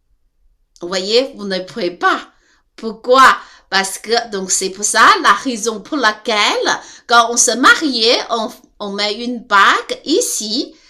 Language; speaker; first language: French; non-native, learner; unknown